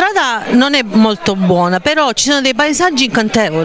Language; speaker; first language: Italian; native; Italian